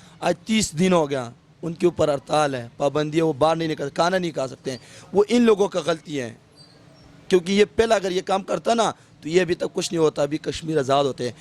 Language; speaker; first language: Urdu; non-native, local second language; Pashto